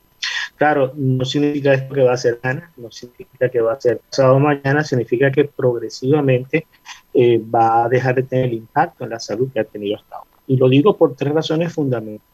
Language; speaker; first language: Spanish; native; Spanish